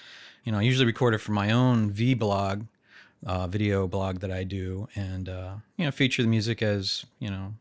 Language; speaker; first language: English; native; English